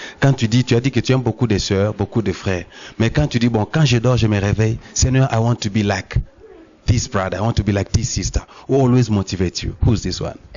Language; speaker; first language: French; non-native, local second language; Lingala